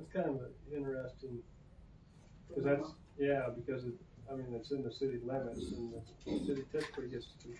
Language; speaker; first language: English; native; English